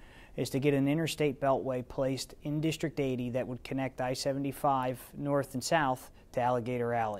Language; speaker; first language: English; native; English